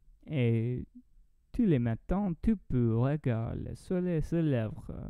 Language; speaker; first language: French; non-native, learner; English